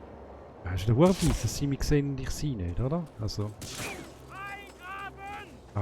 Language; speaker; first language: German; native; German